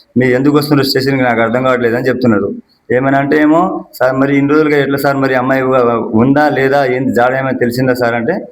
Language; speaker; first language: Telugu; non-native, local second language; Lambadi